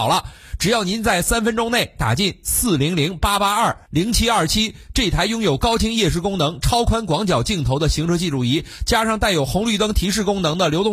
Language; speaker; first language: Chinese; native; Chinese